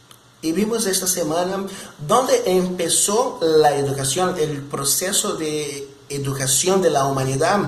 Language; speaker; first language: Spanish; non-native, fluent; Portuguese